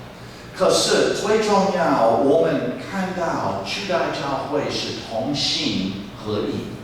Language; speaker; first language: Chinese; non-native, fluent; English